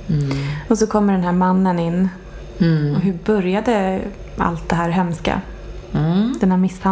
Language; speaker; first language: Swedish; native; Swedish